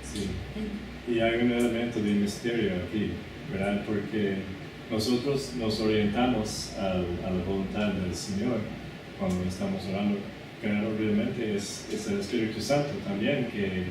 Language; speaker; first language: Spanish; non-native, fluent; English